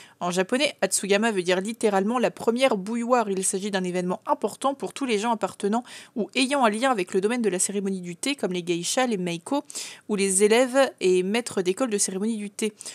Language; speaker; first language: French; native; French